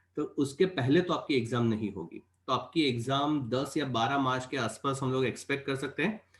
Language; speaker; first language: Hindi; non-native, local second language; Gujarati